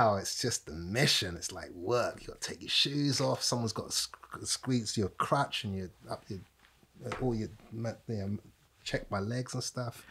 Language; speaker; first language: English; native; English